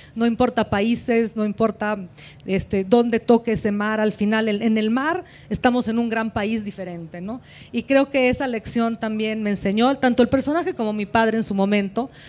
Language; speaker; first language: Spanish; non-native, fluent; Italian